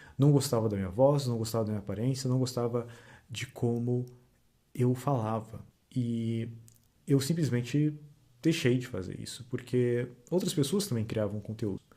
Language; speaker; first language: Portuguese; native; Portuguese